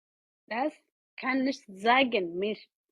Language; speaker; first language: German; non-native, learner; Oromo